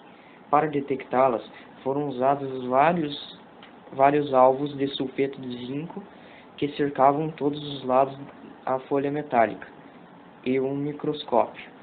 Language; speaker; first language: Portuguese; native; Portuguese